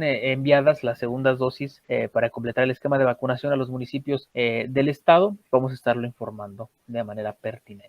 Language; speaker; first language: Spanish; native; Spanish